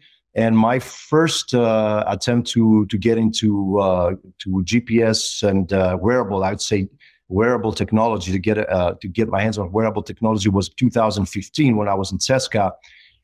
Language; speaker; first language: English; non-native, fluent; Greek